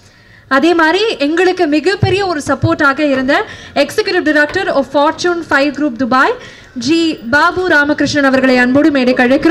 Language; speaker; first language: Tamil; native; Tamil